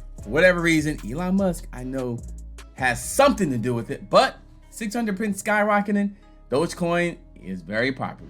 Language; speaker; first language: English; native; English